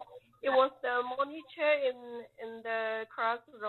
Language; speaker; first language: English; non-native, learner; Chinese